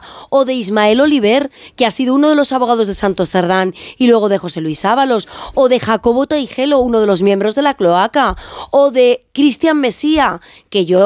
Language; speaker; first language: Spanish; native; Spanish